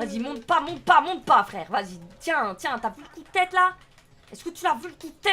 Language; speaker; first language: French; native; French